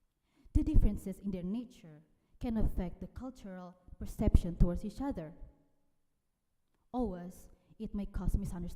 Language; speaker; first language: English; non-native, learner; Indonesian